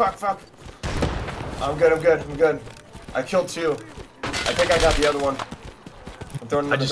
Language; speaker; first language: English; native; English